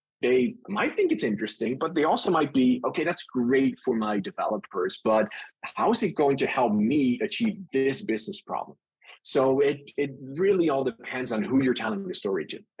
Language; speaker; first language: English; non-native, fluent; Dutch